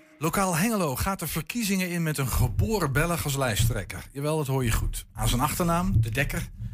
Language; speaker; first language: Dutch; native; Dutch